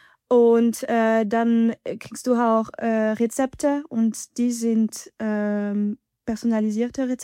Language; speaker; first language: German; non-native, fluent; French